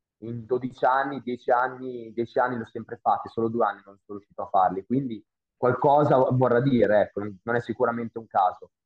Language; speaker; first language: Italian; native; Italian